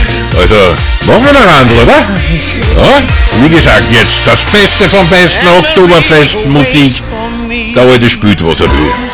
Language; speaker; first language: German; native; German